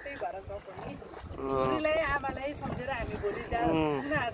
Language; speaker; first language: Nepali; native; Nepali